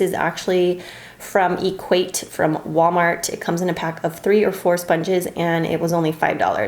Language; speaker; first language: English; native; English